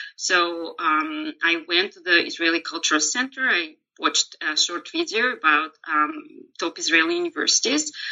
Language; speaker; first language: English; non-native, fluent; Russian